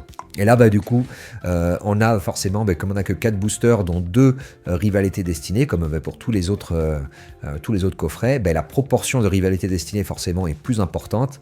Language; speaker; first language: French; native; French